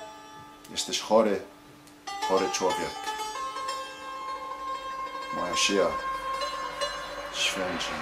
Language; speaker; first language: Polish; early bilingual, heritage; English